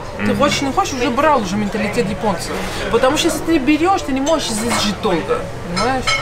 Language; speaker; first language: Russian; non-native, fluent; Persian